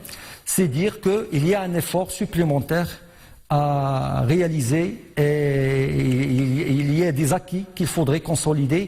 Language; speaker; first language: French; non-native, local second language; Arabic